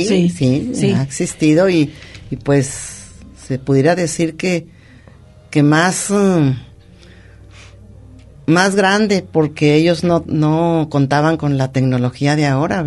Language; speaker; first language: Spanish; native; Spanish